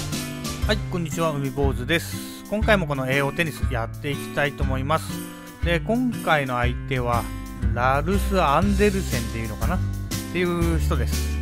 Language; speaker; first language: Japanese; native; Japanese